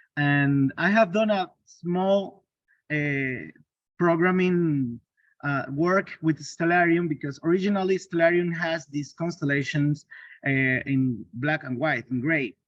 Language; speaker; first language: English; non-native, learner; Spanish